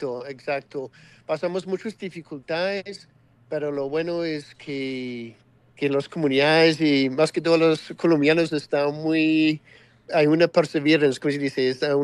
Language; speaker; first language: Spanish; non-native, fluent; English